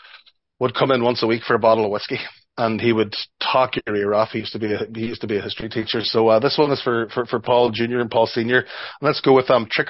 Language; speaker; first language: English; native; English